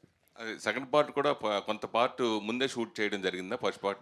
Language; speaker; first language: Telugu; native; Telugu